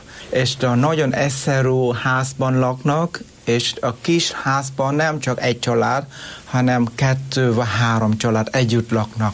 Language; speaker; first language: Hungarian; non-native, learner; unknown